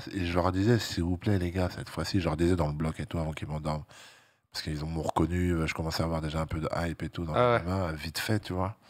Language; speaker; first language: French; native; French